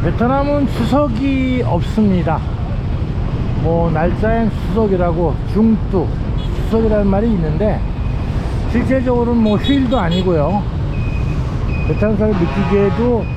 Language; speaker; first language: Korean; native; Korean